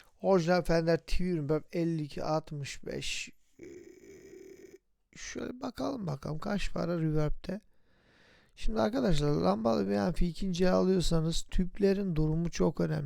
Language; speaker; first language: Turkish; native; Turkish